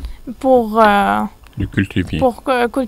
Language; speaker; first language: French; non-native, fluent; Arabic